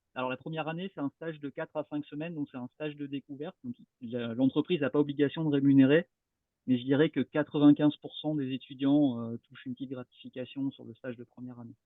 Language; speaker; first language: French; native; French